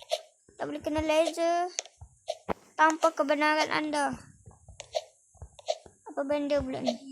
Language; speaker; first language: Malay; native; Malay